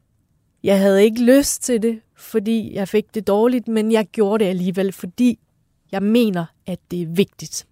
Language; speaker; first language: Danish; early bilingual, other home language; Persian